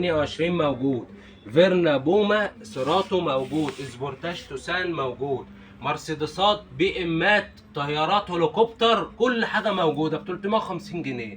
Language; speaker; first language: Arabic; native; Arabic